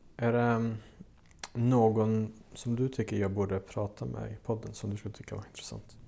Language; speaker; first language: Swedish; native; Swedish